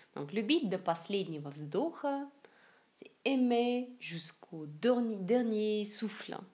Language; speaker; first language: French; non-native, fluent; Russian